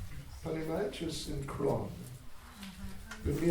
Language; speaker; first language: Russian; non-native, learner; English